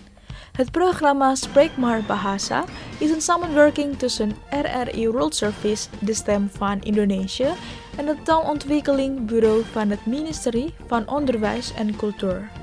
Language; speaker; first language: Dutch; non-native, fluent; Indonesian